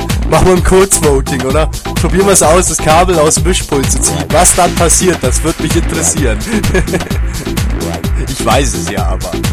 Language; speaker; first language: German; native; German